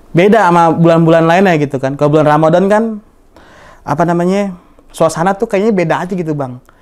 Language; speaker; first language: Indonesian; native; Indonesian